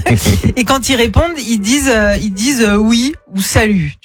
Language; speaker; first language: French; native; French